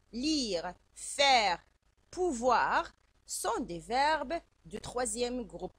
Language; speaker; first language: French; non-native, local second language; Arabic